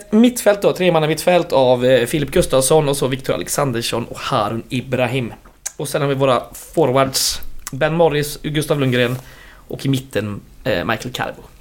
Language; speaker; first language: Swedish; native; Swedish